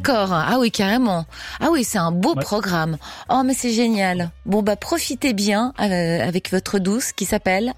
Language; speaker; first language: French; native; French